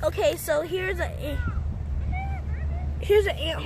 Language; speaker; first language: English; native; English